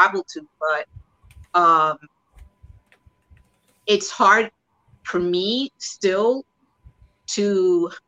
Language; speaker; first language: English; early bilingual, other home language; Spanish